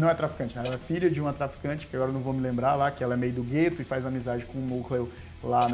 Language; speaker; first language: Portuguese; native; Portuguese